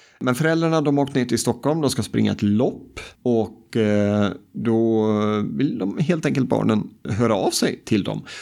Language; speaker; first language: Swedish; native; Swedish